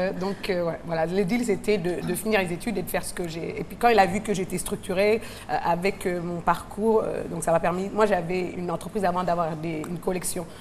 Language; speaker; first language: French; non-native, local second language; Wolof